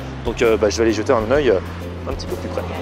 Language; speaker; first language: French; native; French